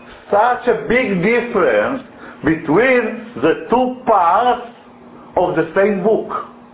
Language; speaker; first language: English; non-native, fluent; Hebrew